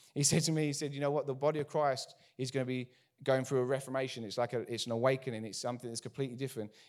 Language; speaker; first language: English; native; English